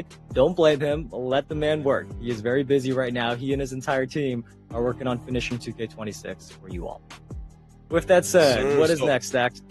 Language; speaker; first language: English; native; English